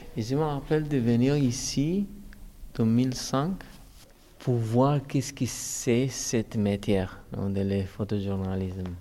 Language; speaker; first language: French; non-native, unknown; Spanish